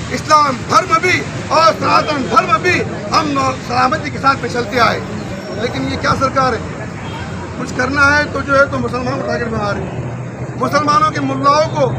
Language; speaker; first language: Urdu; native; Urdu